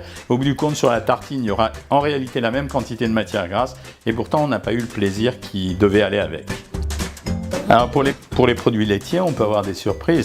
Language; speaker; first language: French; native; French